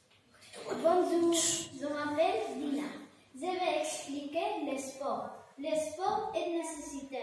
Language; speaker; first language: French; non-native, learner; Spanish